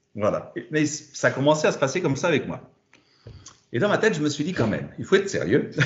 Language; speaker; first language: French; non-native, fluent; German